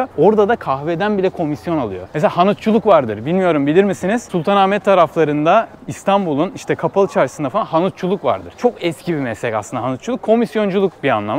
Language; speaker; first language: Turkish; native; Turkish